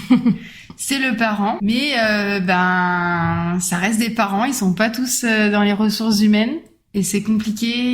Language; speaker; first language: French; native; French